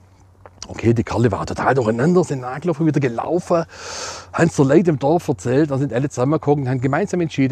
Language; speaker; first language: German; native; German